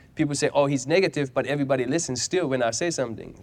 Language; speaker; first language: English; non-native, fluent; German